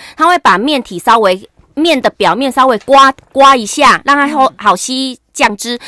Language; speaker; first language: Chinese; native; Chinese